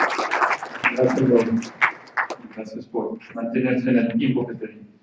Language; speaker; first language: Spanish; native; Spanish